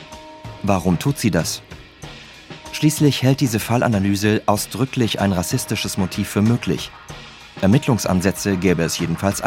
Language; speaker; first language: German; native; German